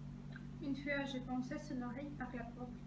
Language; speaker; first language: French; non-native, fluent; Russian